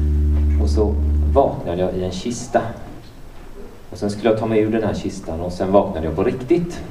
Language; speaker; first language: Swedish; native; Swedish